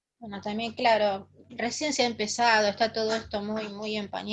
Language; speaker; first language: Spanish; native; Spanish